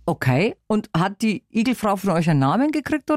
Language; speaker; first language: German; native; German